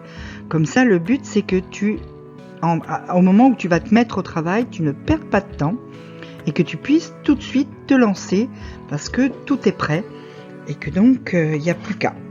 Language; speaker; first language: French; native; French